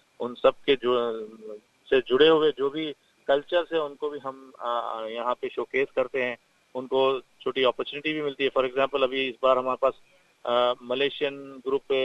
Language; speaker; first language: Urdu; native; Urdu